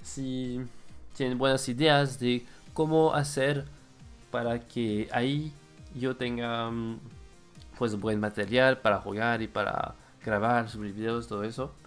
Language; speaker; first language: Spanish; non-native, fluent; French